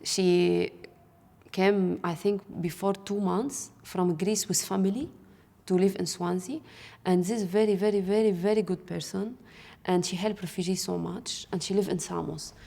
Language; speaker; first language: English; non-native, learner; Arabic